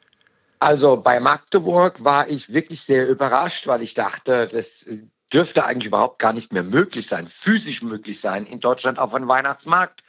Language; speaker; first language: German; native; German